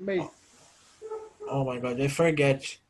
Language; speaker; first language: English; non-native, learner; Portuguese